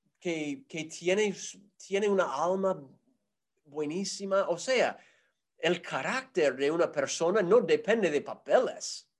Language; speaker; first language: Spanish; non-native, fluent; English